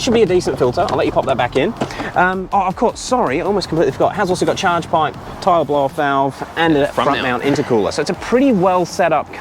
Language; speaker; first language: English; native; English